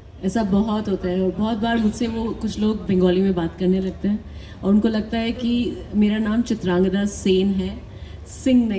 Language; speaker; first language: Hindi; native; Hindi